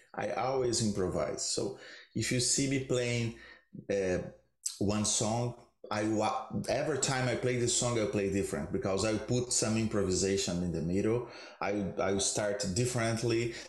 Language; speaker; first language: English; non-native, learner; Portuguese